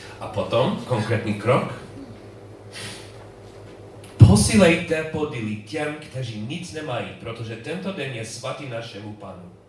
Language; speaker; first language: Czech; non-native, learner; English